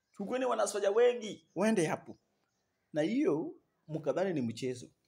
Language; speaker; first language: Swahili; non-native, local second language; Luo (Kenya and Tanzania)